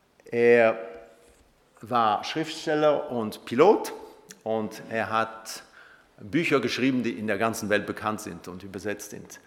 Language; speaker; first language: German; non-native, local second language; French